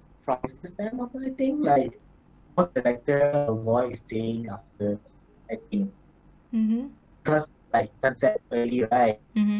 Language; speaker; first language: English; non-native, local second language; Thai